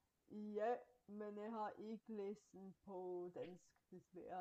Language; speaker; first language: Danish; non-native, fluent; Bulgarian